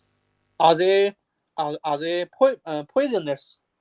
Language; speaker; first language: English; non-native, learner; Chinese